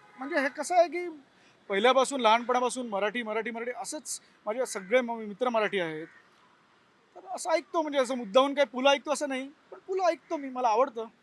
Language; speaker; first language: Marathi; non-native, local second language; Gujarati